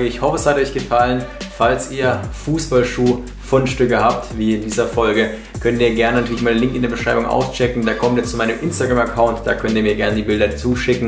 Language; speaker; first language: German; native; German